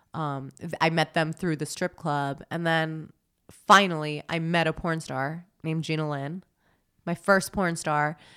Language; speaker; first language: English; native; English